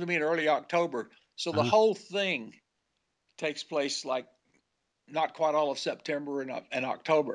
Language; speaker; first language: English; native; English